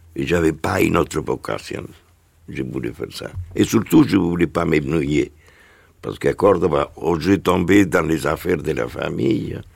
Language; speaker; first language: French; non-native, fluent; Spanish